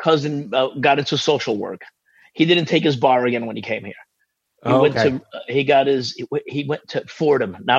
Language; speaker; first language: English; early bilingual, other home language; Spanish